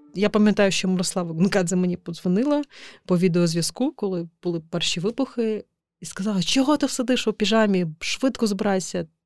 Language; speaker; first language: Ukrainian; non-native, local second language; Crimean Tatar